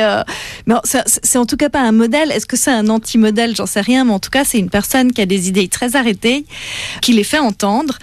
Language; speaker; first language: French; native; French